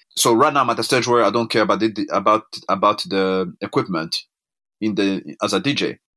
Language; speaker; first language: English; non-native, local second language; Kinyarwanda